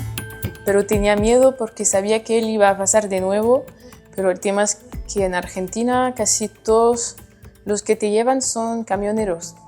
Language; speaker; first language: Spanish; non-native, fluent; French